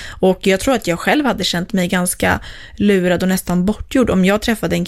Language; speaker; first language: Swedish; native; Swedish